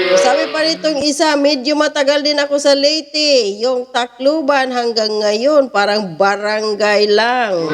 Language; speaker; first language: Filipino; native; Filipino